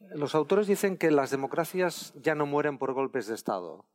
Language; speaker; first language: Spanish; non-native, local second language; Catalan